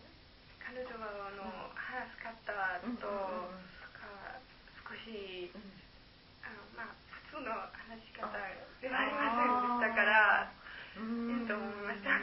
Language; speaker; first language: Japanese; non-native, learner; German